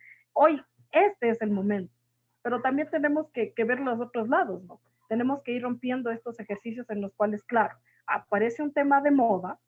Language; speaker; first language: Spanish; native; Spanish